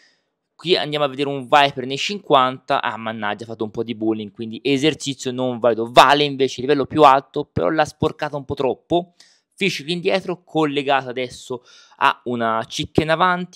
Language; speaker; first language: Italian; native; Italian